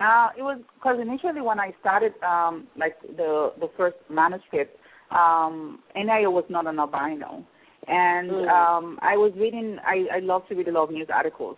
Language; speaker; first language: English; non-native, local second language; Yoruba